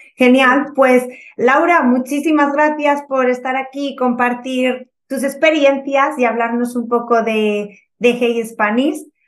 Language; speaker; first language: Spanish; native; Spanish